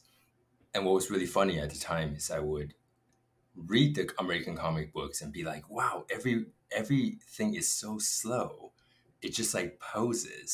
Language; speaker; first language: English; non-native, fluent; Chinese